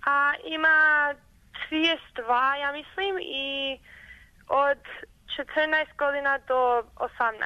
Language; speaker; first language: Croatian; early bilingual, heritage; Croatian